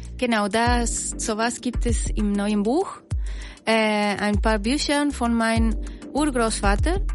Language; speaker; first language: German; non-native, fluent; Spanish